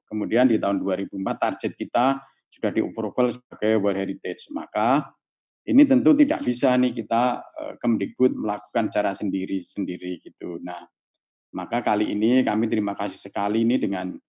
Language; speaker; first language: Indonesian; native; Indonesian